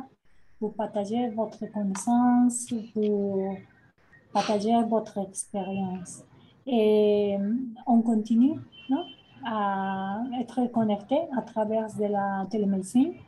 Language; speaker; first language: French; non-native, fluent; Spanish